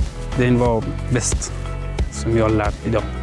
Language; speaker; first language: Swedish; non-native, learner; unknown